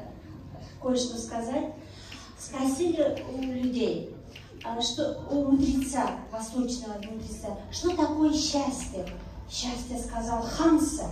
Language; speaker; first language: Russian; non-native, local second language; Uzbek